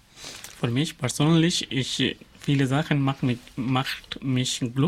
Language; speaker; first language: German; non-native, learner; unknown